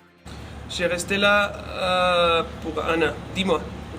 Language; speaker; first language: French; non-native, learner; Spanish